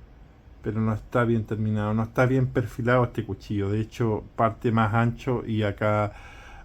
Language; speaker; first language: Spanish; native; Spanish